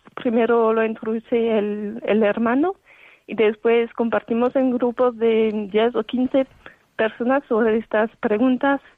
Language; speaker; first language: Spanish; non-native, fluent; French